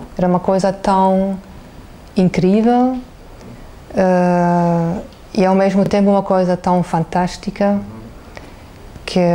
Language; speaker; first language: Portuguese; non-native, fluent; German